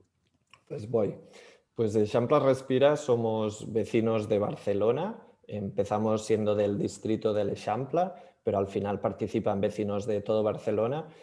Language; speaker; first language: Spanish; non-native, local second language; Catalan